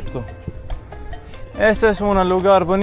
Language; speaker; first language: Spanish; non-native, learner; English